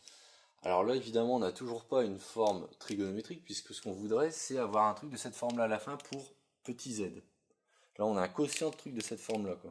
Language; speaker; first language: French; native; French